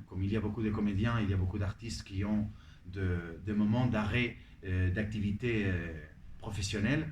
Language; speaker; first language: French; non-native, fluent; Spanish